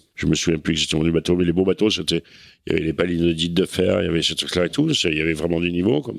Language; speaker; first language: French; native; French